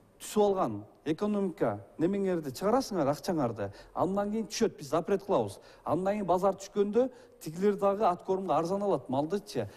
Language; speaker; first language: Kyrgyz; native; Kyrgyz